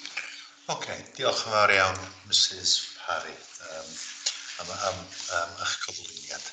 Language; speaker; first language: Welsh; native; Welsh